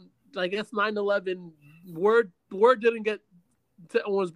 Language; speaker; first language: English; early bilingual, other home language; Spanish